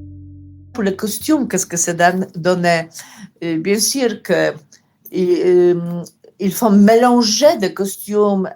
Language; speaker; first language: French; non-native, fluent; Polish